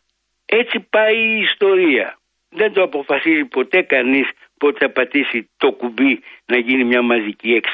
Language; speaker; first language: Greek; native; Greek